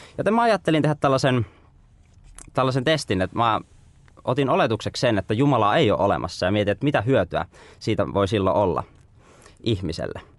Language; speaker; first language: Finnish; native; Finnish